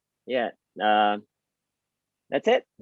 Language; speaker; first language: English; non-native, learner; Chinese